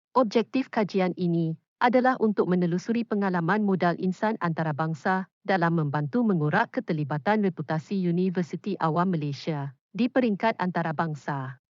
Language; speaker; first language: Malay; native; Malay